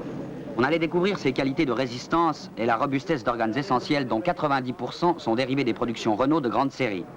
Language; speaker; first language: French; native; French